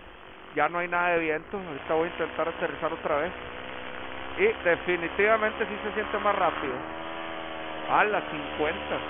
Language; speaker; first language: Spanish; native; Spanish